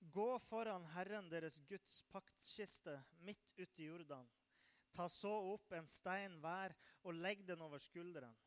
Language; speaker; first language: Norwegian; native; Norwegian